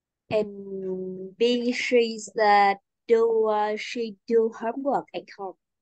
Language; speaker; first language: English; non-native, learner; Vietnamese